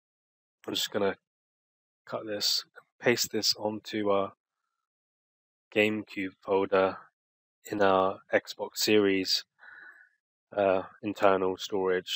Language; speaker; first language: English; native; English